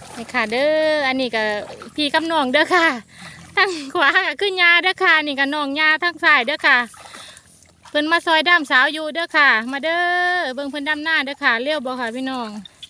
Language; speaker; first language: Thai; native; Thai